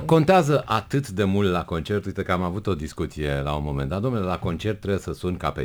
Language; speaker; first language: Romanian; native; Romanian